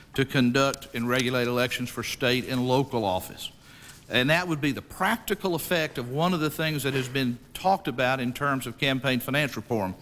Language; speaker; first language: English; native; English